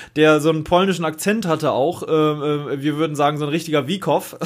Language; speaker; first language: German; native; German